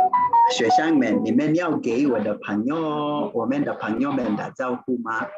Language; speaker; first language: Chinese; non-native, fluent; English